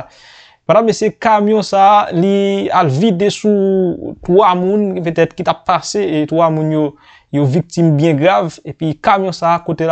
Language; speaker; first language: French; non-native, learner; Haitian Creole